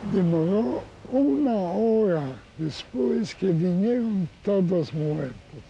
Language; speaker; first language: Spanish; non-native, learner; Yiddish